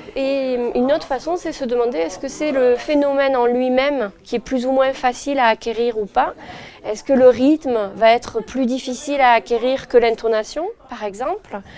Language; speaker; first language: French; native; French